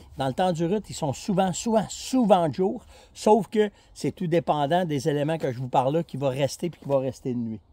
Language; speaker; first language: French; native; French